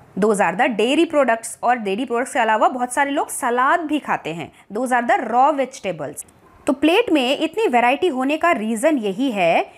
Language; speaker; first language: Hindi; non-native, local second language; Bangla